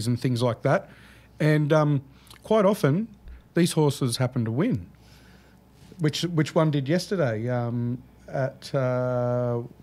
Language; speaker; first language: English; native; English